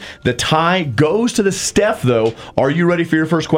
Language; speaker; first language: English; native; English